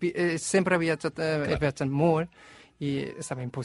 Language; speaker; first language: Catalan; non-native, learner; Korean